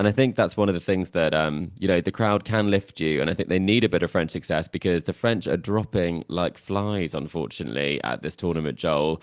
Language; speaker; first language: English; native; English